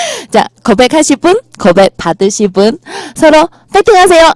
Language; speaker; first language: Korean; non-native, fluent; Chinese